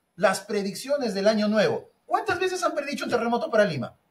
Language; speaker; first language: Spanish; native; Spanish